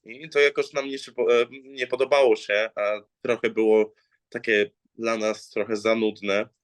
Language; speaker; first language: Polish; early bilingual, heritage; English